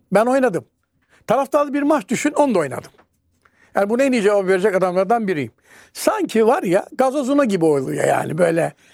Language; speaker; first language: Turkish; native; Turkish